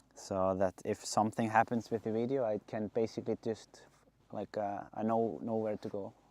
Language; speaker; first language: English; non-native, fluent; Icelandic